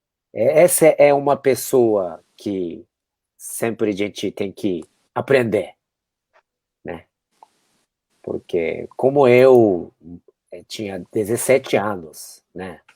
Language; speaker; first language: Portuguese; non-native, fluent; Japanese